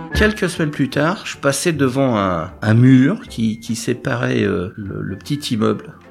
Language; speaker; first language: French; native; French